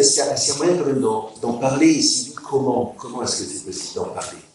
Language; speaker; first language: French; native; French